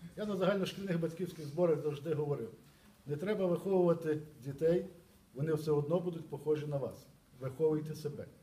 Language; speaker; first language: Ukrainian; native; Ukrainian